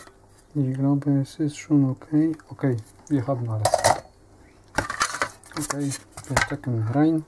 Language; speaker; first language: German; non-native, learner; Polish